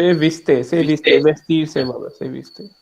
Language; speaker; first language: Spanish; non-native, fluent; Hindi